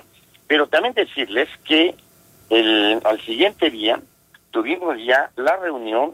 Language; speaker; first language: Spanish; native; Spanish